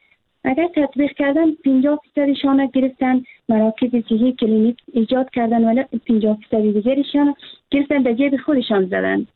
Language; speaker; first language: Persian; native; Persian